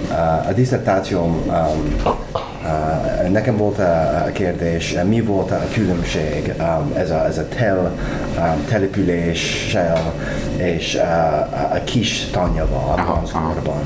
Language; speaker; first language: Hungarian; non-native, learner; English